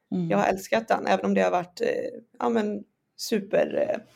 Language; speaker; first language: Swedish; native; Swedish